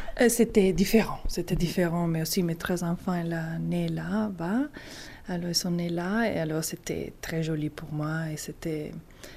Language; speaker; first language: French; non-native, learner; Italian